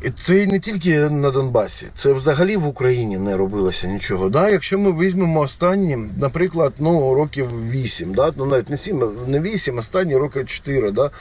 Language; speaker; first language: Ukrainian; non-native, local second language; Russian